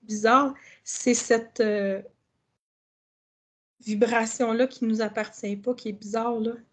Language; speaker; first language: French; native; French